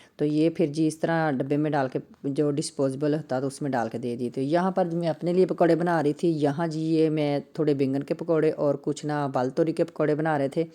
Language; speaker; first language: Urdu; native; Urdu